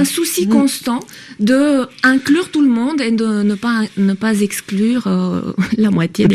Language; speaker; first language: French; native; French